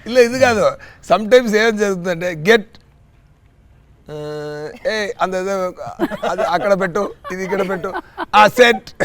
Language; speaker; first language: Telugu; non-native, fluent; Tamil